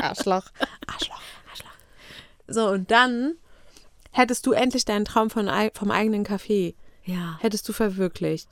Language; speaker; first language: German; native; German